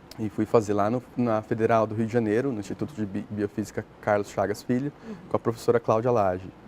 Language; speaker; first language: Portuguese; native; Portuguese